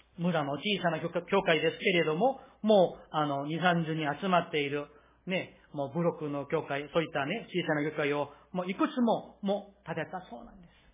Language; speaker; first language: Japanese; non-native, fluent; Korean